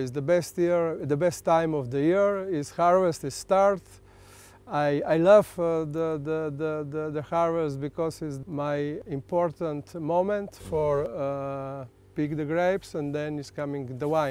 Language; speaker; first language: English; non-native, learner; Slovenian